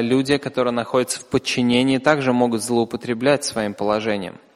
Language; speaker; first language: Russian; native; Russian